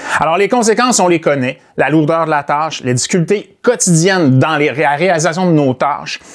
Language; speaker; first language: French; native; French